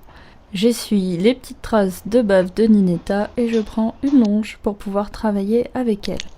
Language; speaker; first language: French; native; French